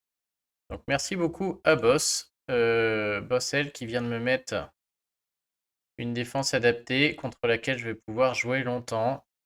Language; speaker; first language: French; native; French